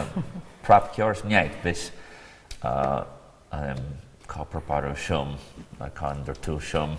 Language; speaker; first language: Albanian; non-native, fluent; English